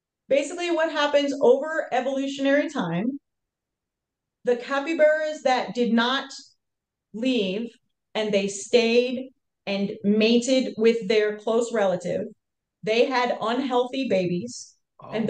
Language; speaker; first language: English; native; English